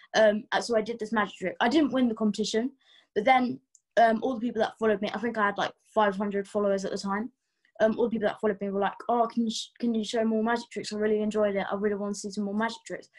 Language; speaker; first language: English; native; English